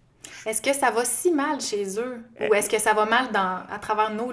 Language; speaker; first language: French; native; French